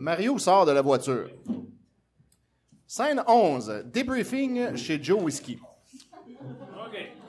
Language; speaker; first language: French; native; French